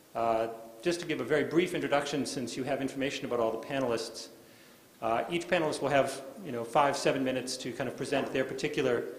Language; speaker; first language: English; native; English